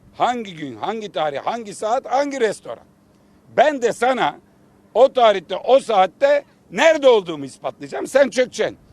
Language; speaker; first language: Turkish; native; Turkish